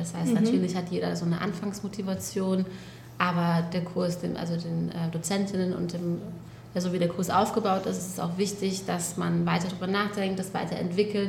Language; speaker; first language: German; native; German